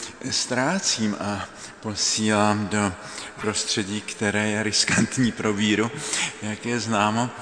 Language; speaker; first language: Czech; native; Czech